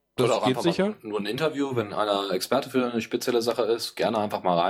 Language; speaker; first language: German; native; German